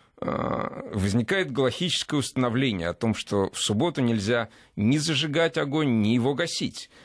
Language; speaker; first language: Russian; native; Russian